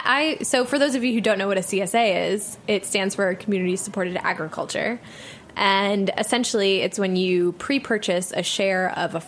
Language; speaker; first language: English; native; English